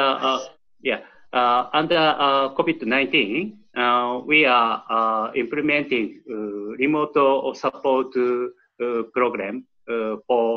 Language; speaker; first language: English; non-native, learner; Japanese